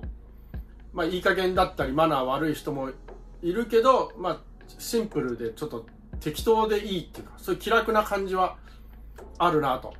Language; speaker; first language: Japanese; native; Japanese